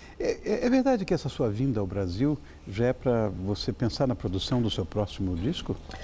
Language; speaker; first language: Portuguese; native; Portuguese